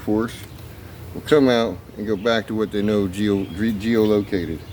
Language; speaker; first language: English; native; English